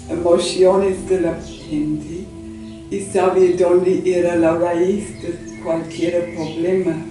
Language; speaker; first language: Spanish; non-native, learner; English